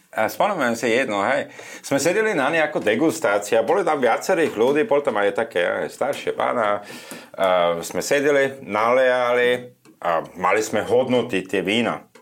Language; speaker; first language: Slovak; non-native, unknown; German